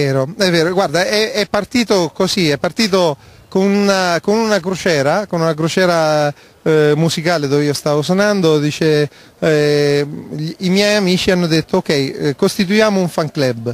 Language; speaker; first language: Italian; native; Italian